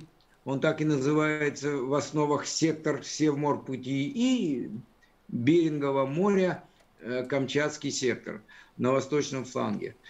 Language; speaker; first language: Russian; native; Russian